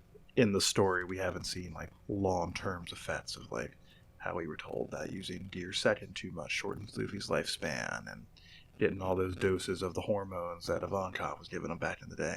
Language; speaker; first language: English; native; English